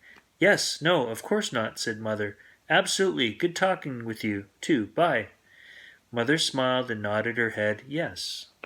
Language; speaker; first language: English; native; English